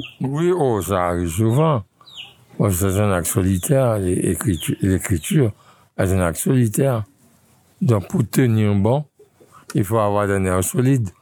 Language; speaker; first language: French; non-native, local second language; Haitian Creole